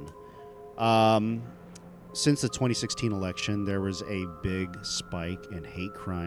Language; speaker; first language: English; native; English